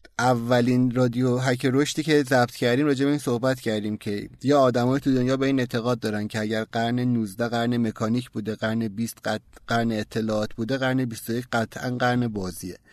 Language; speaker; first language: Persian; native; Persian